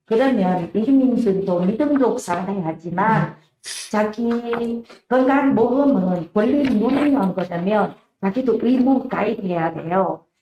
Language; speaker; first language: Korean; non-native, learner; Vietnamese